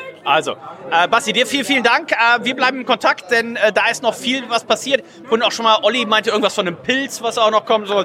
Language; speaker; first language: German; native; German